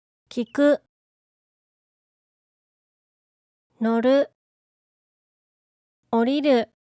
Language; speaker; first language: Japanese; native; Japanese